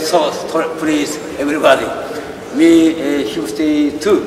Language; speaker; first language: English; non-native, learner; Japanese